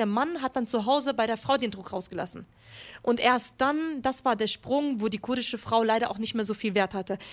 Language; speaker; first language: German; early bilingual, other home language; Kurdish